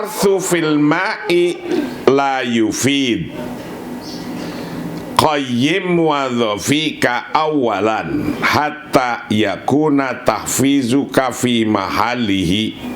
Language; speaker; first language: Arabic; non-native, fluent; Indonesian